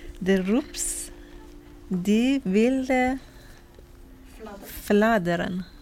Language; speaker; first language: Dutch; non-native, learner; Persian